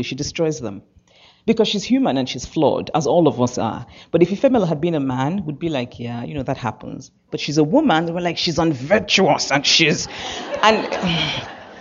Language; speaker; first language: English; non-native, local second language; Igbo